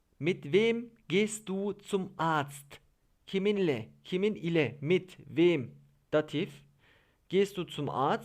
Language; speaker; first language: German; non-native, fluent; Turkish